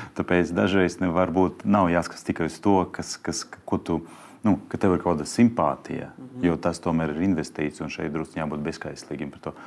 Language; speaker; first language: Latvian; non-native, local second language; Russian